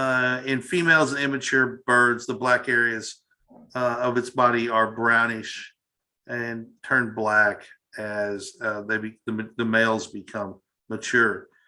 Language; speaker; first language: English; native; English